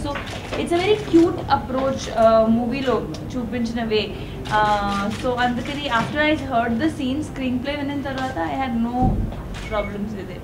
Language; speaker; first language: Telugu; non-native, local second language; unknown